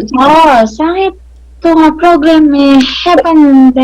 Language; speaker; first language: Korean; non-native, learner; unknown